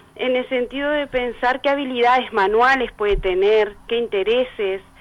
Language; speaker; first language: Spanish; native; Spanish